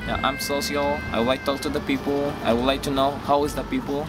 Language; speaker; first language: English; non-native, learner; Spanish